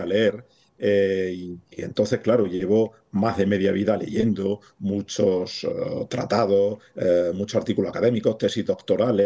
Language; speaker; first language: Spanish; native; Spanish